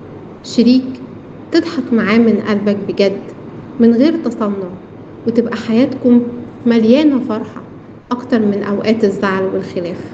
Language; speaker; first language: Arabic; native; Arabic